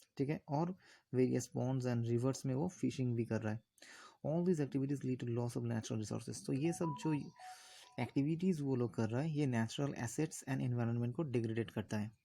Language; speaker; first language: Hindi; non-native, local second language; Bangla